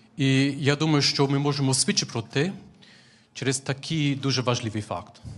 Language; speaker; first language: Ukrainian; non-native, fluent; English